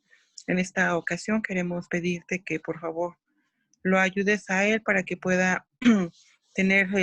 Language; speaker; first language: Spanish; native; Spanish